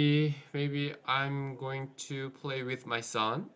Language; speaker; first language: English; non-native, learner; Korean